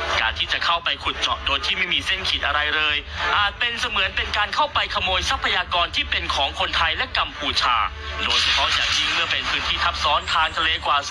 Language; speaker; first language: Thai; native; Thai